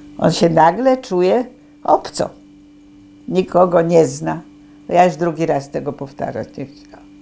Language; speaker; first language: Polish; native; Polish